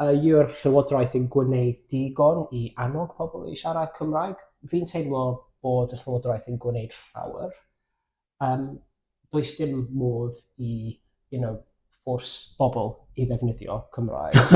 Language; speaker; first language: Welsh; non-native, fluent; English